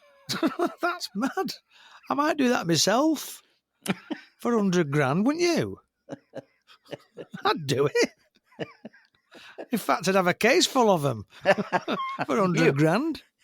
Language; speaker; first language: English; native; English